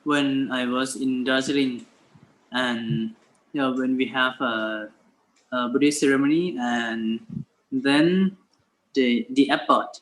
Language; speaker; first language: English; non-native, learner; Thai